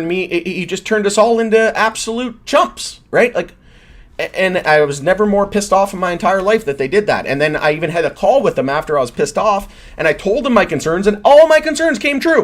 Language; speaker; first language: English; native; English